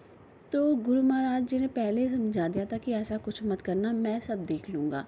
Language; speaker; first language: Hindi; native; Hindi